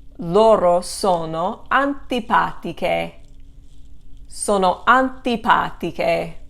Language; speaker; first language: Italian; non-native, fluent; English